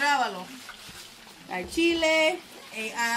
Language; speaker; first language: Spanish; non-native, learner; English